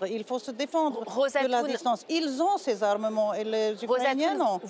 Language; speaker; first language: French; non-native, fluent; Polish